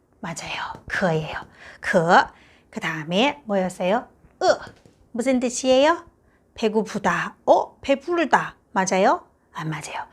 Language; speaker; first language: Korean; non-native, fluent; Chinese